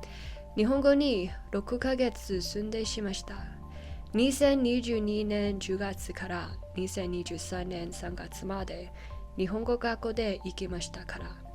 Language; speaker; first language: Japanese; non-native, learner; English